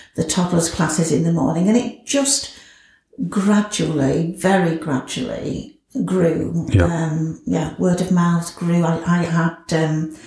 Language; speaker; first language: English; native; English